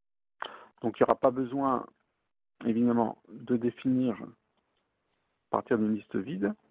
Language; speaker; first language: French; native; French